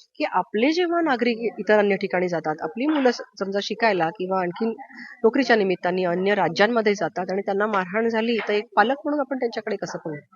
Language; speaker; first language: Marathi; native; Marathi